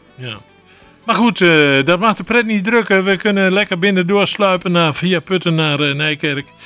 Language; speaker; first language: Dutch; native; Dutch